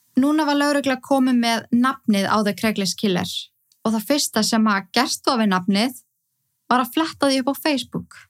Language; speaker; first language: Icelandic; native; Icelandic